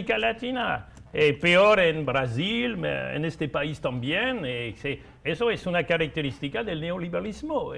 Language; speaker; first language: Spanish; non-native, fluent; French